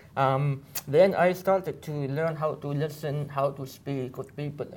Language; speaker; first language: English; non-native, fluent; Arabic